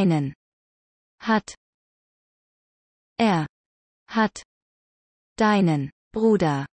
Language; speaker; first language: German; non-native, learner; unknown